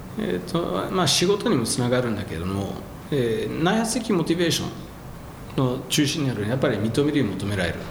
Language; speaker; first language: Japanese; non-native, fluent; French